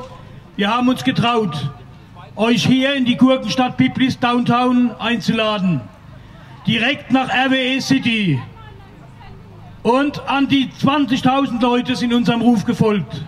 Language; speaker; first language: German; native; German